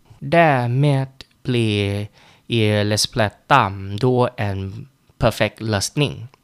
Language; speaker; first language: Swedish; non-native, learner; Vietnamese